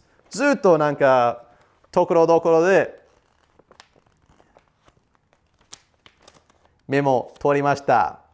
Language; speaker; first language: Japanese; non-native, learner; English